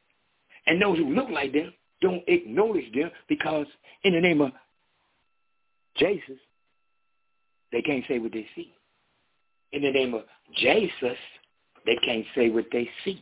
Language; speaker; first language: English; native; English